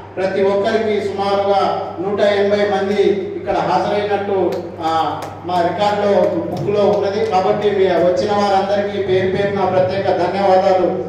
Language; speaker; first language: Telugu; non-native, local second language; Lambadi